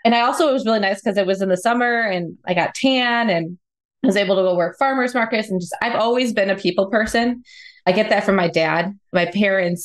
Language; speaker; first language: English; native; English